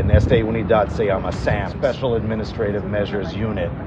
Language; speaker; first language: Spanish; non-native, learner; English